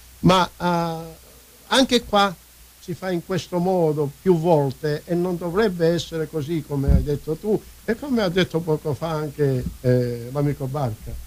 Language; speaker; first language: Italian; early bilingual, heritage; Italian